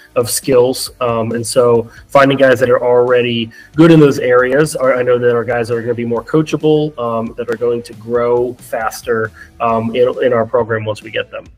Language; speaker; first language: English; early bilingual, other home language; Arabic